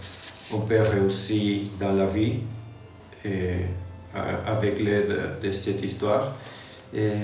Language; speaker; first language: French; non-native, learner; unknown